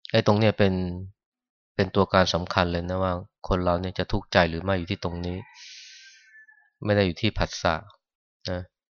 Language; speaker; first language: Thai; native; Thai